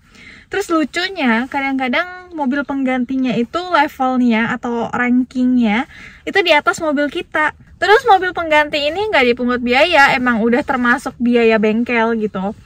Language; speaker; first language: Indonesian; native; Indonesian